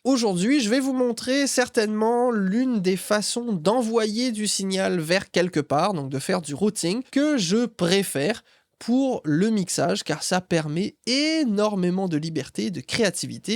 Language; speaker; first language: French; native; French